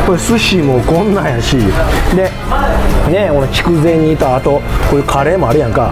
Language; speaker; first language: Japanese; native; Japanese